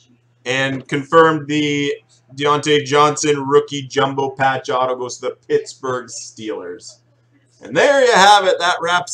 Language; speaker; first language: English; native; English